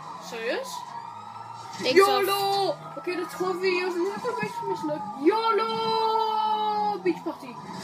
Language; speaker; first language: Dutch; native; Dutch